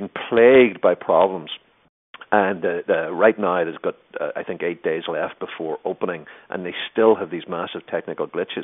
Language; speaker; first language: English; native; English